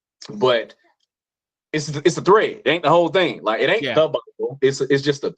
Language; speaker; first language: English; native; English